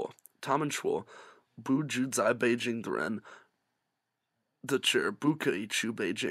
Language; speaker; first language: Chinese; non-native, learner; English